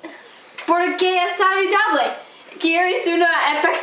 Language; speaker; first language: Spanish; non-native, learner; English